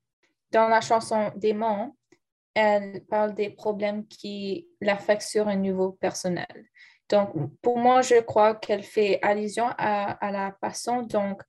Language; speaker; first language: French; non-native, learner; English